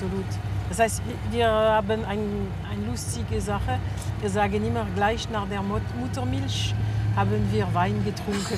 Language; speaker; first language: German; non-native, fluent; French